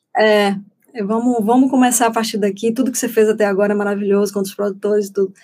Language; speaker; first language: Portuguese; native; Portuguese